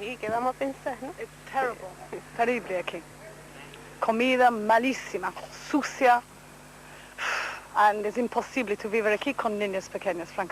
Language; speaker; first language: Spanish; non-native, learner; English